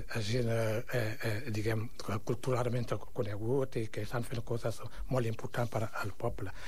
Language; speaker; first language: Catalan; non-native, fluent; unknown